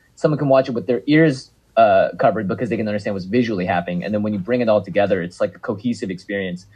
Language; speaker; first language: English; native; English